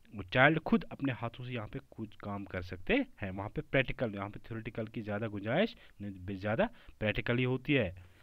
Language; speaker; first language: Hindi; non-native, local second language; Kashmiri